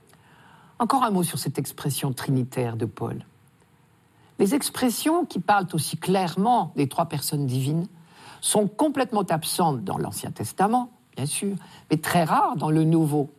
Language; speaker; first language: French; native; French